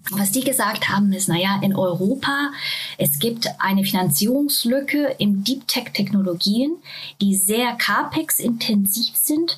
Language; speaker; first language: German; non-native, fluent; Japanese